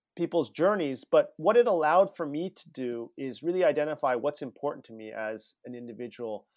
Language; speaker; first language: English; native; English